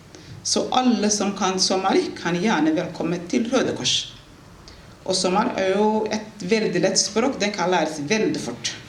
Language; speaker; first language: Norwegian; non-native, fluent; Somali